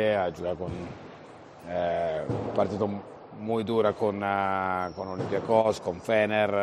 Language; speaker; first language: Spanish; non-native, fluent; Italian